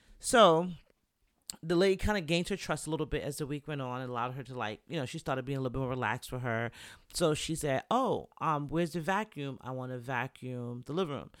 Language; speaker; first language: English; native; English